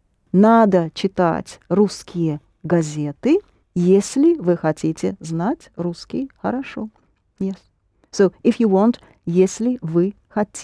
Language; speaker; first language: Russian; non-native, fluent; English